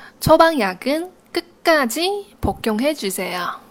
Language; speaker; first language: Korean; non-native, fluent; Chinese